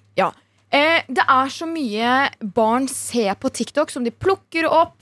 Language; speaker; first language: Norwegian; early bilingual, other home language; Turkish